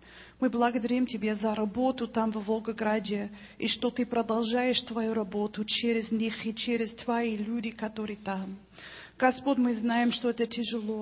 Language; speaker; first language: Russian; non-native, learner; English